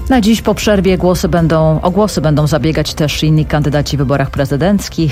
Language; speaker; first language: Polish; native; Polish